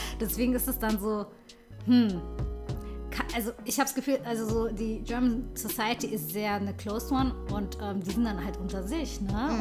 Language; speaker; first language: German; early bilingual, other home language; Somali